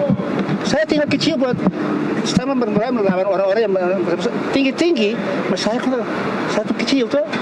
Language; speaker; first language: Indonesian; early bilingual, heritage; Indonesian